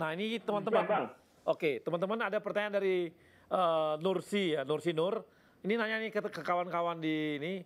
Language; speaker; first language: Indonesian; native; Indonesian